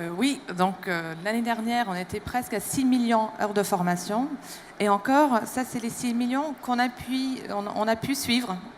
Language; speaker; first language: French; non-native, fluent; English